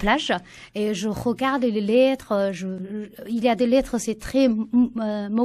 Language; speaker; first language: French; non-native, learner; Chinese